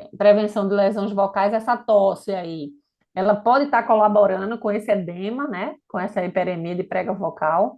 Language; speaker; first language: Portuguese; native; Portuguese